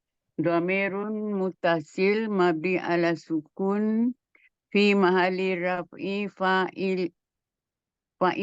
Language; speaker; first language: Arabic; non-native, learner; Indonesian